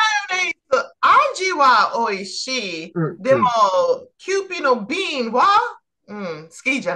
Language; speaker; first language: Japanese; non-native, learner; English